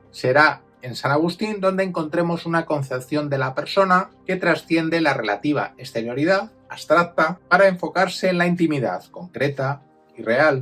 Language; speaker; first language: Spanish; native; Spanish